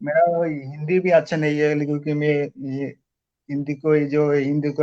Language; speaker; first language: Hindi; non-native, local second language; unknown